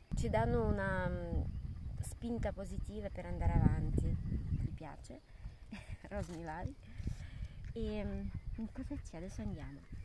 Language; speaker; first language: Italian; non-native, fluent; Russian